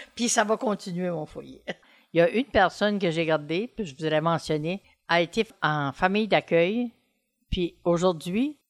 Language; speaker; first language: French; native; French